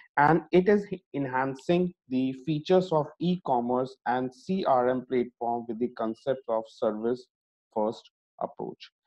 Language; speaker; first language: English; non-native, local second language; Hindi